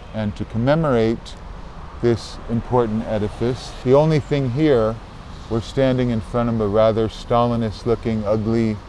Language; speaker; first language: English; native; English